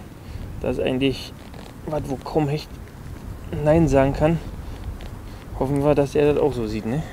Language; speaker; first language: German; native; German